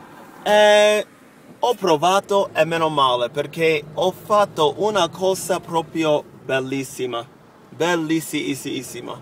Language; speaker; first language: Italian; non-native, fluent; English